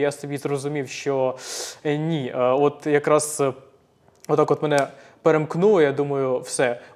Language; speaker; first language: Ukrainian; native; Ukrainian